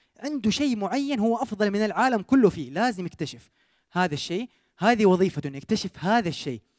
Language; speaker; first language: Arabic; native; Arabic